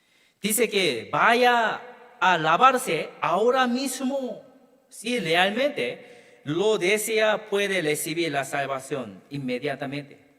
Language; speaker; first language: Spanish; non-native, learner; Korean